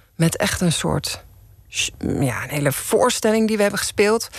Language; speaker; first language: Dutch; native; Dutch